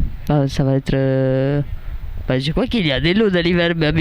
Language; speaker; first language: French; non-native, learner; Italian